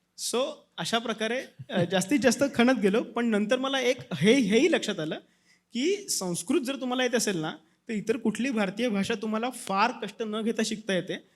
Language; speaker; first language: Marathi; native; Marathi